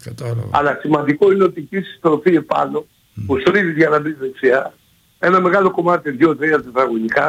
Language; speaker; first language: Greek; native; Greek